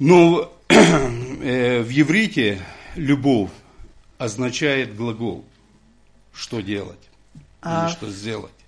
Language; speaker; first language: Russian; non-native, local second language; Ukrainian